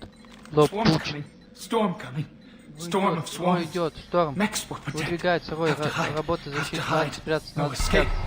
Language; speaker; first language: Russian; native; Russian